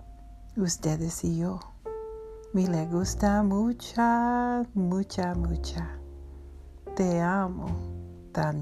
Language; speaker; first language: Spanish; non-native, learner; English